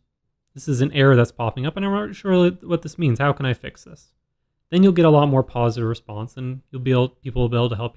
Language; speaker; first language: English; native; English